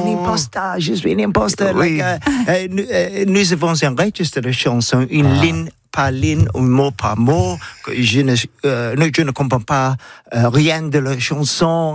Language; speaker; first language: French; non-native, learner; English